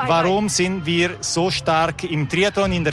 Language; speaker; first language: German; non-native, local second language; Italian